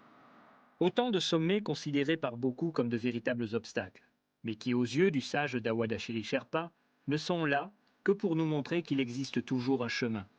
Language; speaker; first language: French; native; French